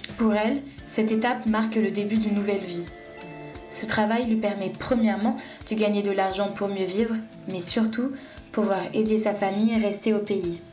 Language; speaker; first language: French; native; French